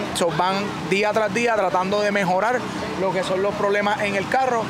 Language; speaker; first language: Spanish; native; Spanish